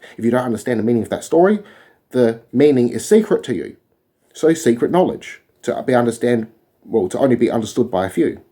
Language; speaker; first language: English; native; English